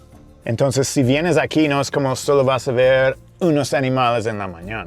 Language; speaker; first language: Spanish; non-native, fluent; English